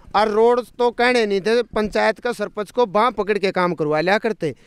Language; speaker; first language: Hindi; native; Hindi